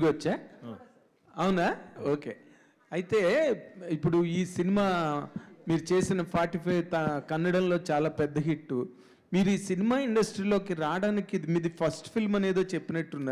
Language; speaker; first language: Telugu; native; Telugu